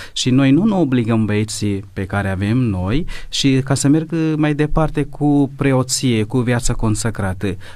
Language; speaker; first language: Romanian; non-native, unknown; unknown